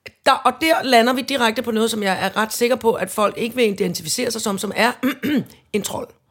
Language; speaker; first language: Danish; native; Danish